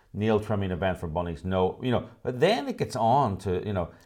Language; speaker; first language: English; native; English